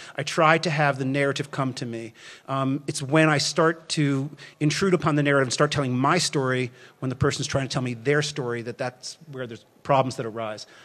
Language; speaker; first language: English; native; English